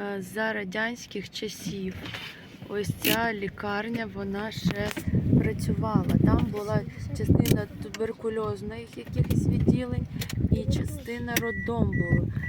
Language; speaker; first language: Ukrainian; non-native, local second language; Russian